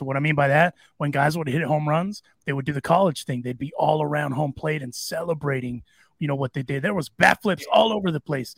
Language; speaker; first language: English; early bilingual, other home language; Spanish